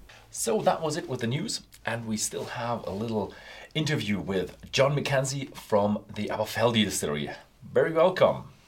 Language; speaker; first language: English; non-native, fluent; German